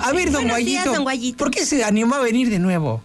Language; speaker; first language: Spanish; native; Spanish